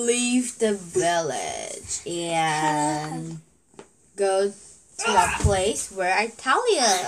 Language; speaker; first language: English; non-native, learner; Korean